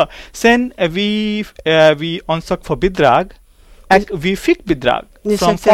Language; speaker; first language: Swedish; non-native, learner; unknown